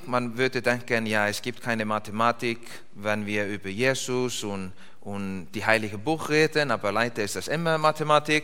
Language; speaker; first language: German; non-native, learner; Icelandic